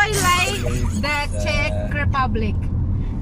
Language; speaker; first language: English; non-native, local second language; Filipino